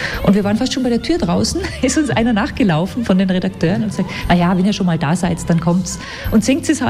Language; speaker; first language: German; native; German